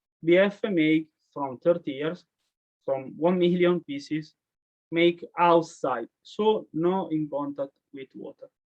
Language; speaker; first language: English; non-native, learner; Italian